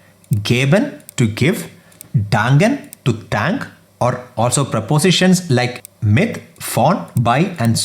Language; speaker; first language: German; non-native, fluent; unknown